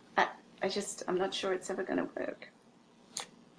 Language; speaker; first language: English; native; English